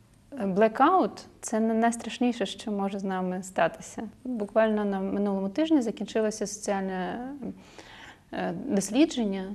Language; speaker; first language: Ukrainian; non-native, local second language; Russian